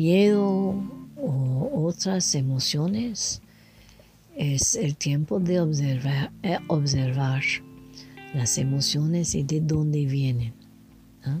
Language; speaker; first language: Spanish; non-native, learner; French